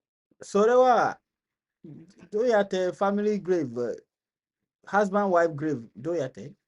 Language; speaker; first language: Japanese; non-native, learner; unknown